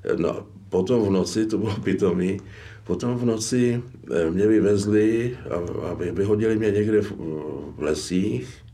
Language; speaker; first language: Czech; native; Czech